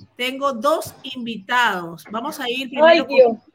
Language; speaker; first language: Spanish; native; Spanish